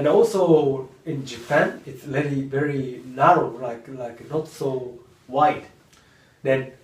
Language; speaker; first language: English; non-native, learner; Japanese